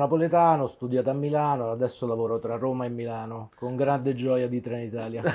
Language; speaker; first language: Italian; native; Italian